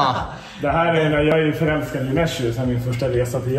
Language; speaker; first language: Swedish; native; Swedish